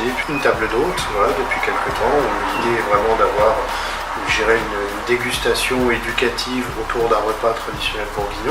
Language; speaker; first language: French; native; French